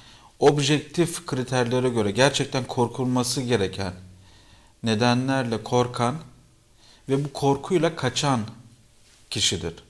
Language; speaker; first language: Turkish; native; Turkish